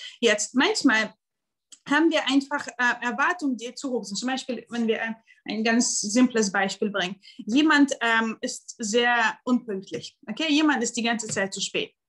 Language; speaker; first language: German; non-native, fluent; Russian